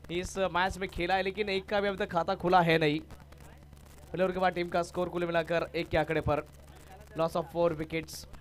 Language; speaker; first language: Hindi; non-native, local second language; Marathi